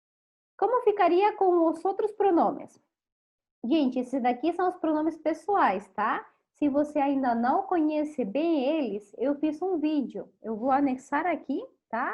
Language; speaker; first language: Portuguese; non-native, fluent; Spanish